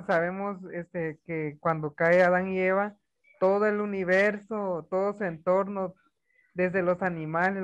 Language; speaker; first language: Spanish; native; Spanish